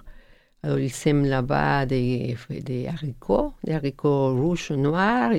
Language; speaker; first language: French; non-native, learner; Spanish